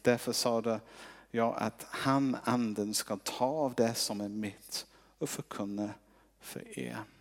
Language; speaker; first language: Swedish; non-native, fluent; English